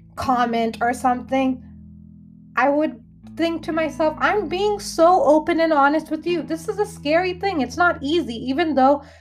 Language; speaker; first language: English; early bilingual, other home language; Hindi